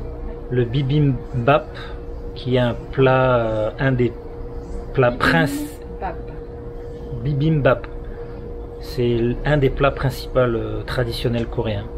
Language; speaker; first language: French; native; French